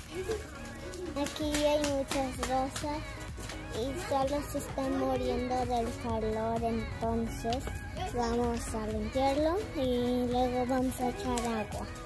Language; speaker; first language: Spanish; early bilingual, heritage; Spanish